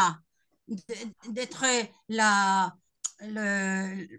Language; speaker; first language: French; non-native, learner; Spanish